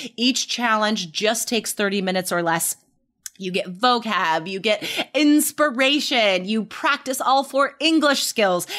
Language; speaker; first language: English; native; English